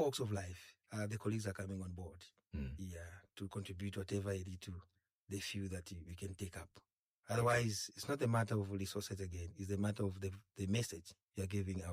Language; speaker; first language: English; non-native, local second language; Nyanja